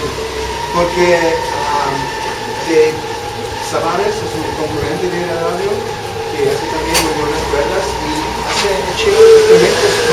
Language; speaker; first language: Spanish; non-native, fluent; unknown